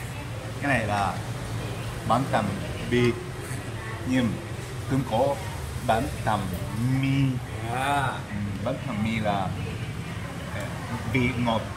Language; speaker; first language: Vietnamese; non-native, learner; Japanese